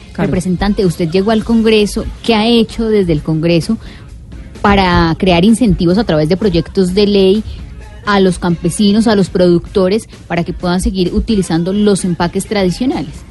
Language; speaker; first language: Spanish; native; Spanish